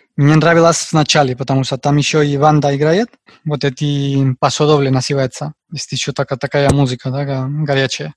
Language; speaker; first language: Russian; non-native, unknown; Spanish